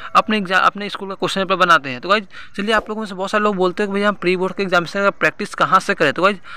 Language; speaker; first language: Hindi; native; Hindi